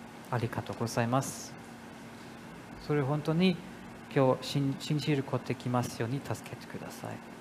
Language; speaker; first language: Japanese; non-native, fluent; German